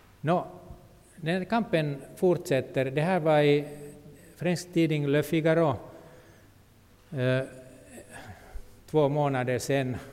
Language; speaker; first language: Swedish; non-native, local second language; Finnish